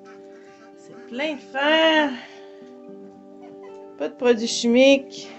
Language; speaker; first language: French; native; French